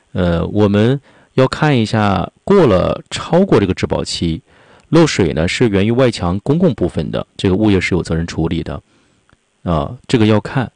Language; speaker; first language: Chinese; native; Chinese